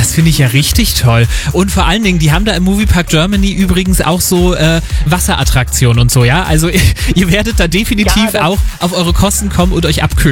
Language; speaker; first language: German; native; German